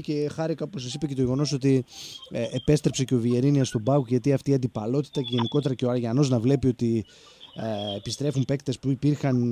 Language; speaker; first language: Greek; native; Greek